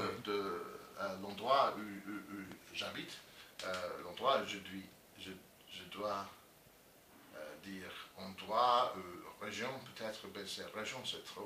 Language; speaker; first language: French; non-native, learner; English